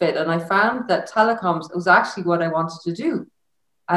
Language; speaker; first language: English; native; English